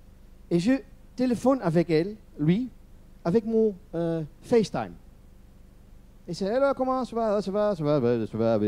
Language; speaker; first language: French; non-native, learner; Dutch